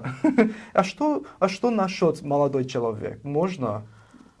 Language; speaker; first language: Russian; non-native, fluent; English